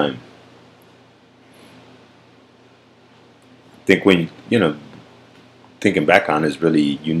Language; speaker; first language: English; native; English